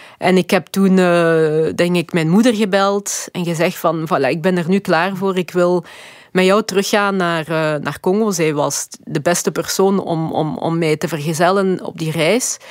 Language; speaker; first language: Dutch; early bilingual, other home language; Lingala